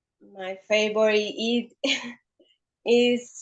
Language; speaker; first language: English; non-native, learner; Spanish